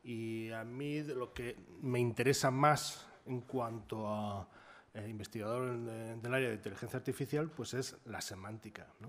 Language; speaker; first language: Spanish; native; Spanish